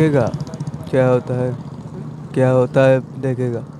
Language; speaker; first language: Hindi; non-native, local second language; Malayalam